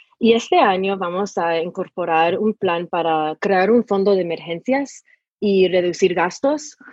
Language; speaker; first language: Spanish; early bilingual, heritage; Spanish